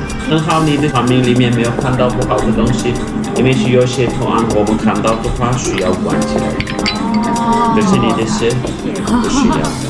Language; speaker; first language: Chinese; non-native, fluent; Turkish